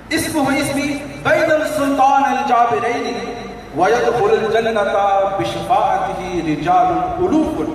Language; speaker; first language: Urdu; early bilingual, heritage; English